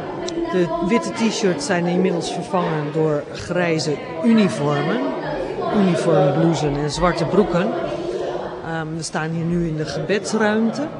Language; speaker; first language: Dutch; native; Dutch